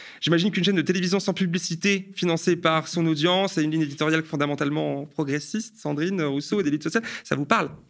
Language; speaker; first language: French; native; French